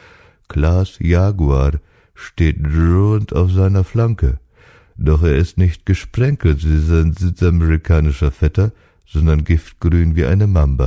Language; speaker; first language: German; native; German